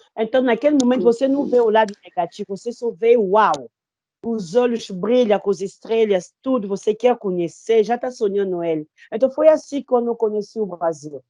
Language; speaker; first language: Portuguese; non-native, fluent; Lingala